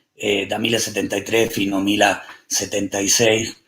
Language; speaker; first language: Italian; non-native, learner; Spanish